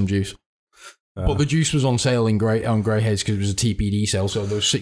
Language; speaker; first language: English; native; English